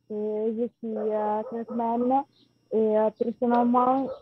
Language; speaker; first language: French; non-native, learner; Italian